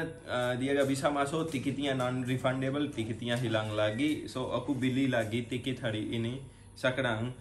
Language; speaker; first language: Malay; non-native, fluent; Urdu